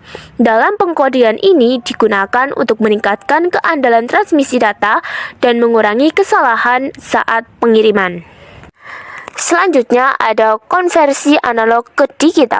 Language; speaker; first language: Indonesian; native; Indonesian